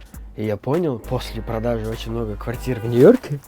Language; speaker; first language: Russian; non-native, local second language; Kyrgyz